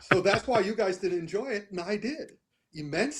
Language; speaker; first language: English; native; English